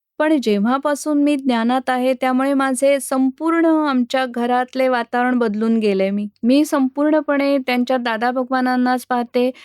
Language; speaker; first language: Marathi; non-native, local second language; Gujarati